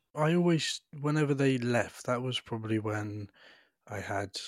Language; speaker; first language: English; native; English